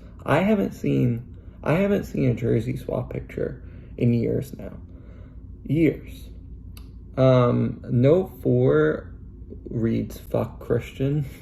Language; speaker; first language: English; native; English